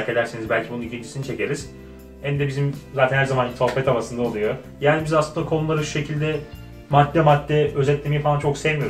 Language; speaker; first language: Turkish; native; Turkish